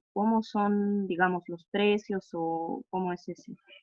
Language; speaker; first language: Spanish; non-native, fluent; Russian